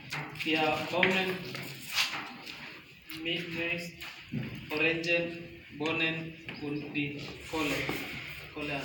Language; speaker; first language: German; non-native, learner; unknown